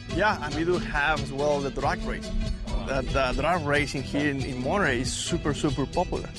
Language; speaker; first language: English; non-native, fluent; Spanish